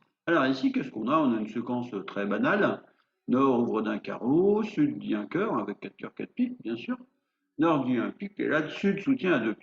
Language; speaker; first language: French; native; French